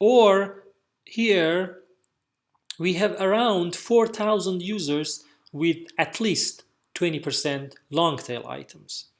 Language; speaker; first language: English; non-native, fluent; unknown